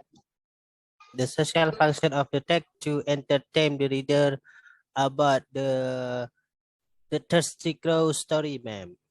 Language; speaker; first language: English; non-native, learner; Indonesian